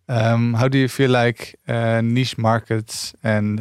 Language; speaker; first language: English; non-native, fluent; Dutch